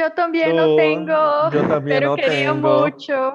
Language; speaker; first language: Spanish; non-native, learner; Portuguese